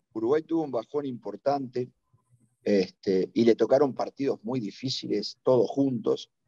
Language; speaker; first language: Spanish; native; Spanish